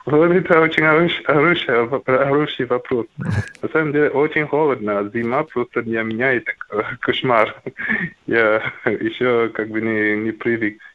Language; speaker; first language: Russian; non-native, learner; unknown